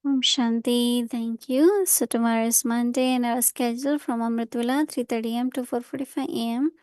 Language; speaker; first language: English; non-native, local second language; Hindi